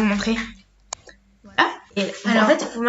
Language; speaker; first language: French; native; French